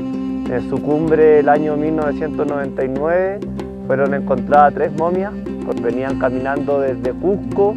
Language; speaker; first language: Spanish; native; Spanish